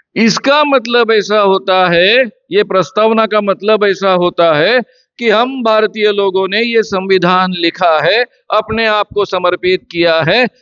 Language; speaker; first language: Hindi; non-native, local second language; Marathi